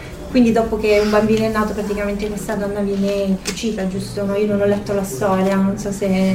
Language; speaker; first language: Italian; native; Italian